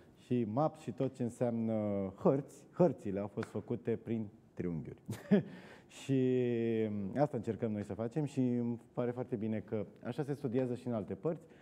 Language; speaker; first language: Romanian; native; Romanian